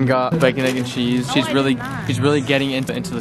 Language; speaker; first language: English; native; English